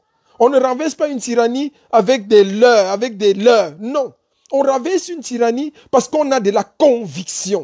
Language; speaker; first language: French; native; French